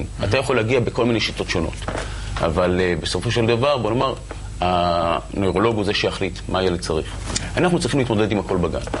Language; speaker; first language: Hebrew; native; Hebrew